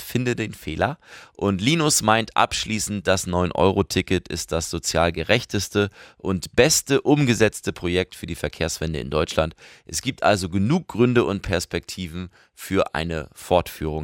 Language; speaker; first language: German; native; German